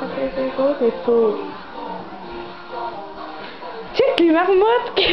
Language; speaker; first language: French; native; French